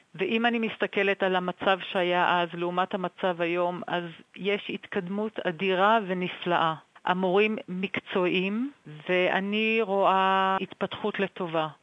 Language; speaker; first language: Hebrew; native; Hebrew